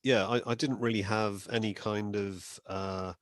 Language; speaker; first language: English; native; English